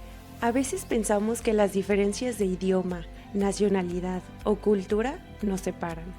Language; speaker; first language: Spanish; native; Spanish